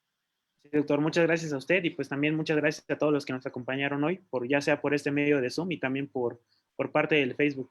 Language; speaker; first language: Spanish; native; Spanish